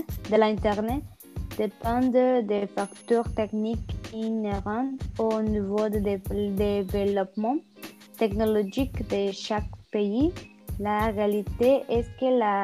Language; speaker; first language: French; non-native, learner; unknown